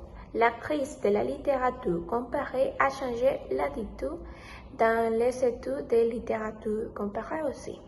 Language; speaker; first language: French; non-native, learner; Spanish